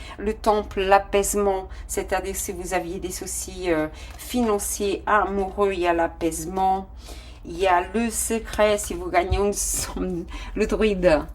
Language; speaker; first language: French; non-native, fluent; Portuguese